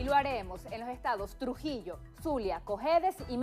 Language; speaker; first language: Spanish; native; Spanish